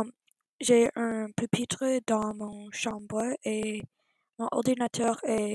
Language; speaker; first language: French; non-native, learner; English